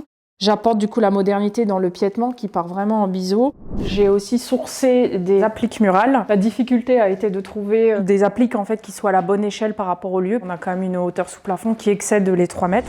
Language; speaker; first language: French; native; French